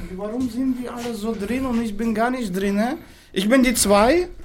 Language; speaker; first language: German; non-native, fluent; Russian